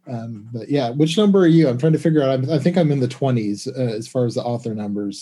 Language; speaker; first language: English; native; English